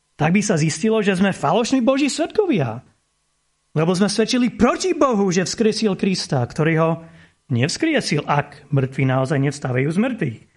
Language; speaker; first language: Slovak; non-native, fluent; English